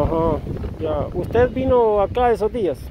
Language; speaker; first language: Spanish; native; Spanish